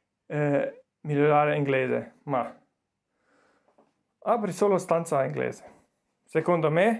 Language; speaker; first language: Italian; non-native, learner; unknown